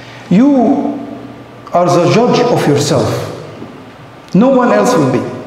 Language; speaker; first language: English; non-native, fluent; Arabic